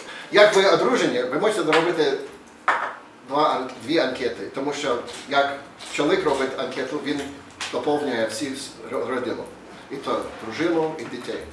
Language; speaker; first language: Ukrainian; non-native, learner; Russian